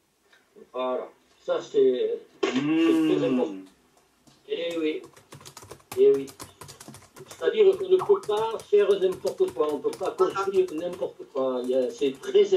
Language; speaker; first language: French; native; French